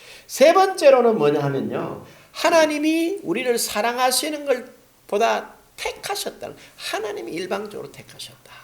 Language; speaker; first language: Korean; native; Korean